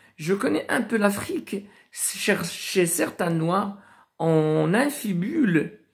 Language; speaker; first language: French; non-native, local second language; Arabic